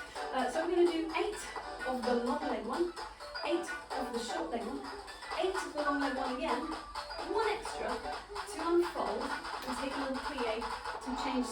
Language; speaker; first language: English; native; English